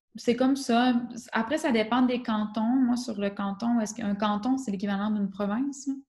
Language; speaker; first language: French; native; French